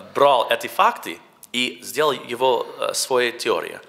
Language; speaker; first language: Russian; non-native, learner; English